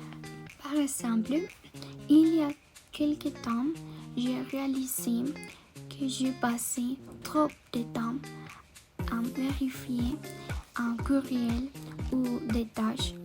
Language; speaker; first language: French; non-native, learner; Spanish